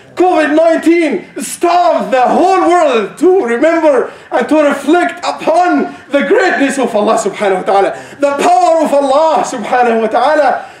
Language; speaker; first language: English; non-native, fluent; Arabic